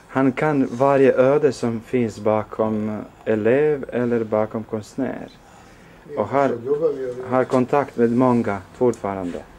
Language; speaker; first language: Swedish; non-native, fluent; Croatian